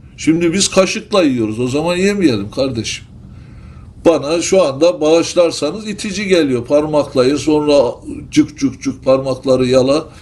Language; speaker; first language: Turkish; native; Turkish